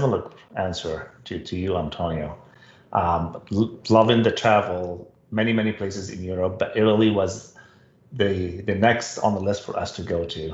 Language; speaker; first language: English; non-native, fluent; Arabic